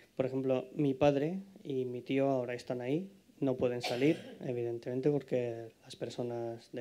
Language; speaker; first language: Spanish; non-native, fluent; Ukrainian